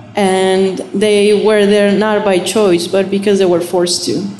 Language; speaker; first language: English; non-native, fluent; Spanish